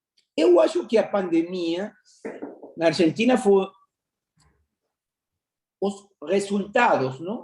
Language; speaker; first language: Portuguese; non-native, fluent; Spanish